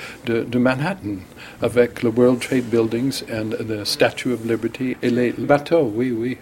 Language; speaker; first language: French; non-native, learner; English